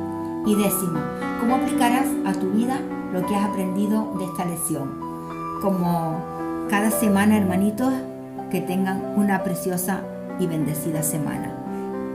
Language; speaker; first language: Spanish; native; Spanish